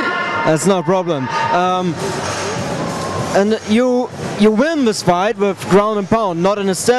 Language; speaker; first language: English; non-native, learner; German